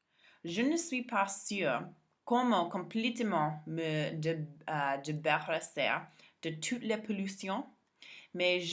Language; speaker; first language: French; non-native, learner; English